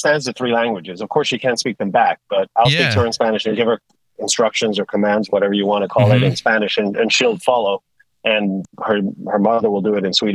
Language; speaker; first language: English; non-native, fluent; Spanish